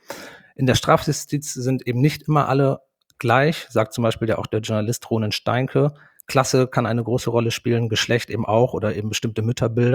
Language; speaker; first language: German; native; German